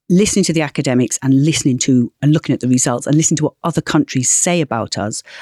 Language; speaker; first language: English; native; English